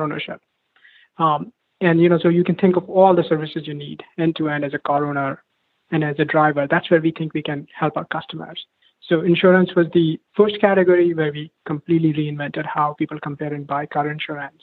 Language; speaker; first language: English; non-native, local second language; Hindi